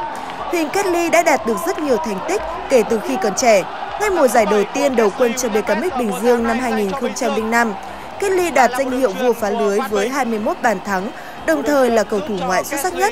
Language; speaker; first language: Vietnamese; native; Vietnamese